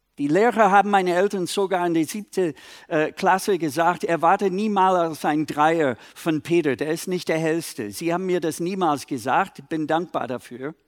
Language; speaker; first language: German; non-native, fluent; English